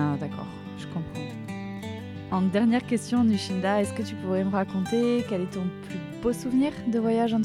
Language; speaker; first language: French; native; French